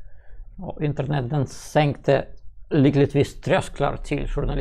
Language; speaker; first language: Swedish; non-native, fluent; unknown